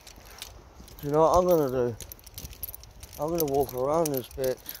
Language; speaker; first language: English; native; English